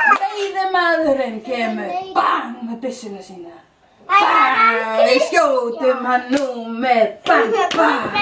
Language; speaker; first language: Icelandic; non-native, fluent; Danish